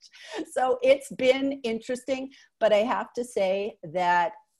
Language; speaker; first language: English; native; English